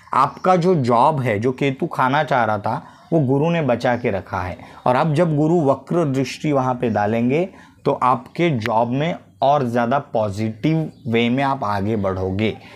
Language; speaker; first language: Hindi; non-native, local second language; Marathi